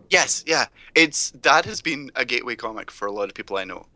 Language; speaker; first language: English; native; English